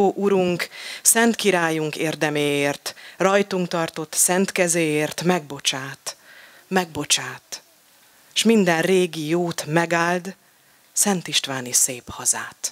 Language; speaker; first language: Hungarian; native; Hungarian